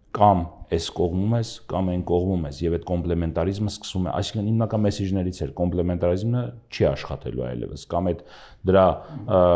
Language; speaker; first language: Armenian; native; Armenian